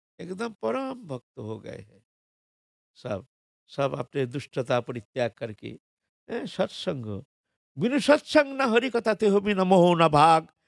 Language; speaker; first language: Hindi; non-native, local second language; Bangla